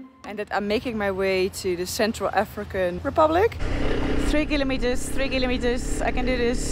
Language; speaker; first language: English; non-native, fluent; Dutch